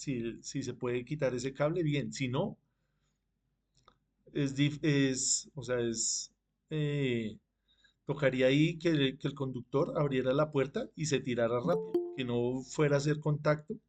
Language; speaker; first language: Spanish; native; Spanish